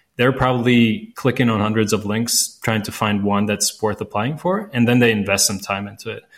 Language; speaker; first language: English; non-native, fluent; Latvian